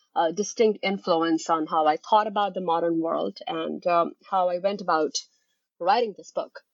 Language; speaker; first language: English; non-native, local second language; Bangla